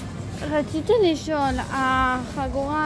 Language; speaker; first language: Hebrew; early bilingual, other home language; Russian